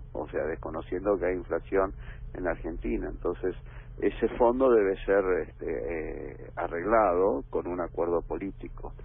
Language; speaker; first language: Spanish; native; Spanish